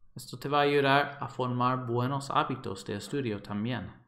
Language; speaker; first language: Spanish; non-native, fluent; English